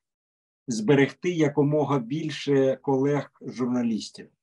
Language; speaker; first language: Ukrainian; native; Ukrainian